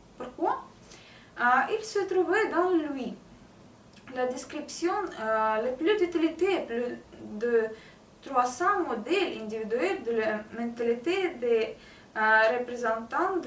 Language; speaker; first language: French; non-native, learner; Russian